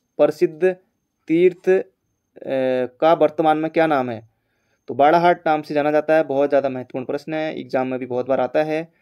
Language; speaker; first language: Hindi; native; Hindi